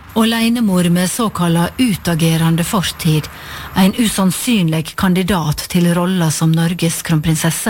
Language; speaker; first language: Norwegian; native; Norwegian